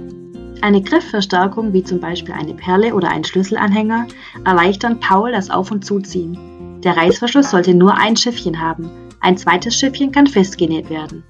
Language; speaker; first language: German; native; German